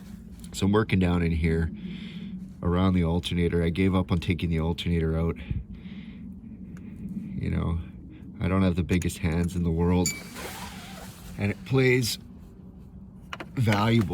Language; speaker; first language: English; native; English